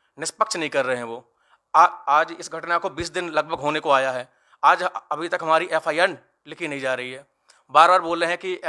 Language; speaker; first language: Hindi; native; Hindi